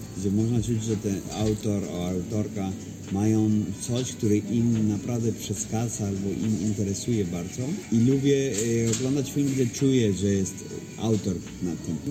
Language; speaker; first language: Polish; non-native, fluent; Spanish